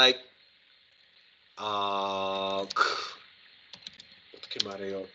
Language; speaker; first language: Korean; non-native, learner; English